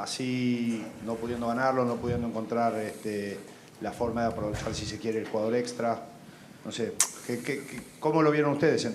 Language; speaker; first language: Spanish; native; Spanish